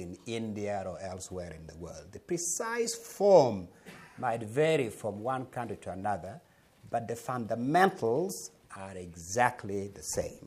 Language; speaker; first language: English; non-native, local second language; Acoli